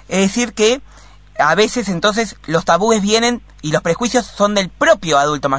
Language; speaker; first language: Spanish; native; Spanish